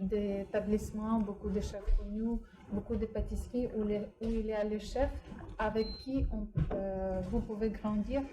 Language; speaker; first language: French; non-native, fluent; Russian